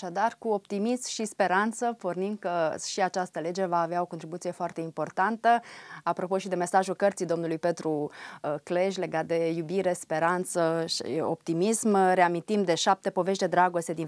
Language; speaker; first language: Romanian; native; Romanian